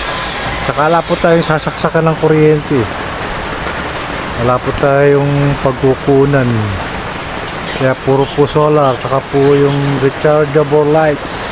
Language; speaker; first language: Filipino; native; Filipino